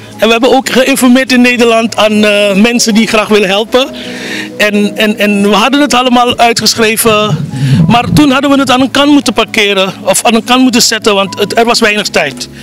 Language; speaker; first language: Dutch; native; Dutch